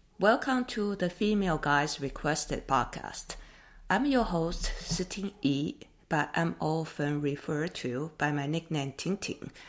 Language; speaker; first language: English; non-native, fluent; Chinese